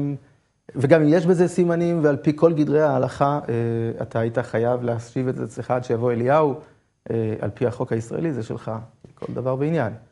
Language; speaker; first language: Hebrew; native; Hebrew